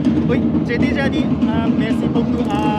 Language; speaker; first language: French; non-native, learner; Japanese